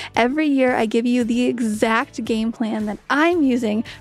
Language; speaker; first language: English; native; English